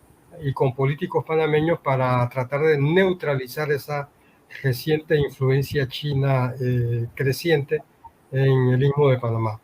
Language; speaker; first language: Spanish; native; Spanish